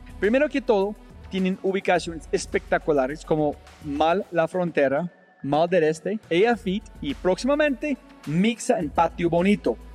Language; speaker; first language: Spanish; non-native, fluent; English